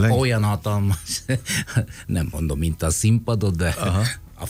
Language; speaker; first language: Hungarian; non-native, fluent; Italian